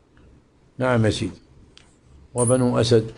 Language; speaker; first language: Arabic; native; Arabic